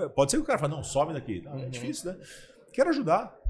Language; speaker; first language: Portuguese; native; Portuguese